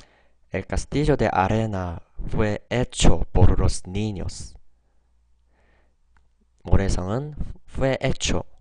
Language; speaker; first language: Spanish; non-native, fluent; Korean